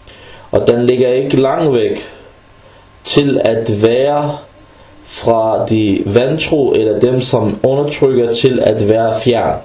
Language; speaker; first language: Danish; early bilingual, other home language; Arabic